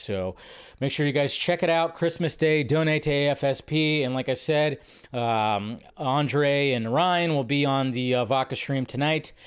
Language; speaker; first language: English; native; English